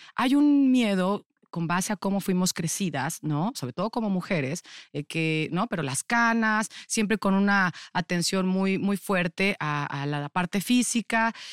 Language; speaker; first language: Spanish; native; Spanish